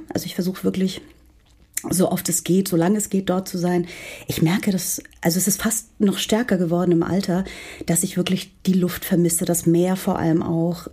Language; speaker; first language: German; early bilingual, heritage; Portuguese